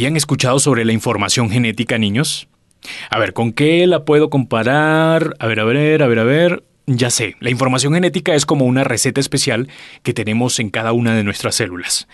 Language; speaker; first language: Spanish; native; Spanish